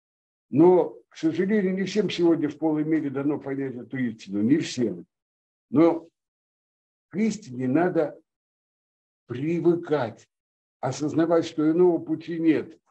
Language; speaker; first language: Russian; native; Russian